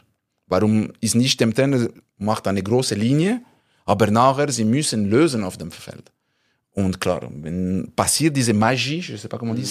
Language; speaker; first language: German; non-native, local second language; French